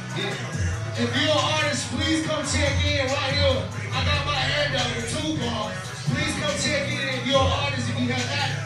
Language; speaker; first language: English; native; English